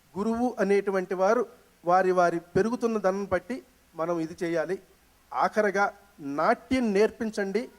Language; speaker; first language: Telugu; native; Telugu